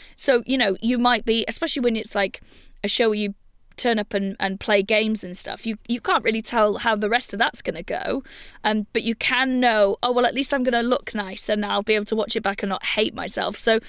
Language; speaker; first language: English; native; English